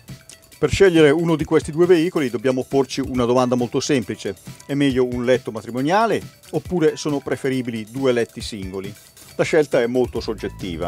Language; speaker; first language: Italian; native; Italian